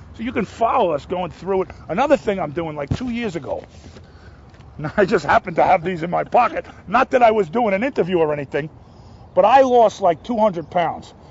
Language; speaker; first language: English; native; English